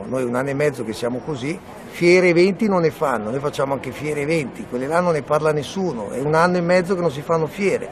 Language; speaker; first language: Italian; native; Italian